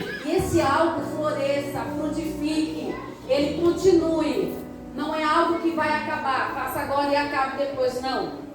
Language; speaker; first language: Portuguese; native; Portuguese